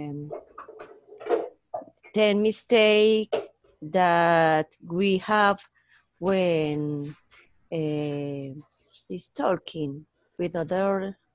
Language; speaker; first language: English; non-native, learner; Spanish